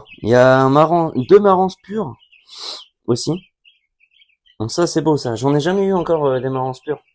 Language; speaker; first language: French; native; French